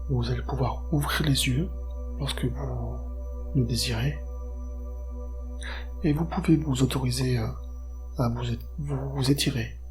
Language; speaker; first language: French; native; French